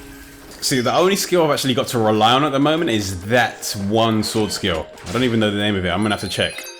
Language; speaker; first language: English; native; English